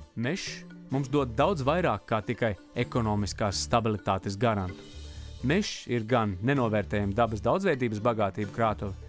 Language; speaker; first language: Latvian; native; Latvian